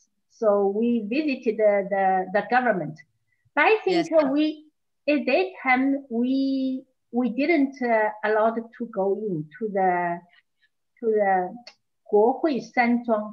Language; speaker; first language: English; non-native, learner; Chinese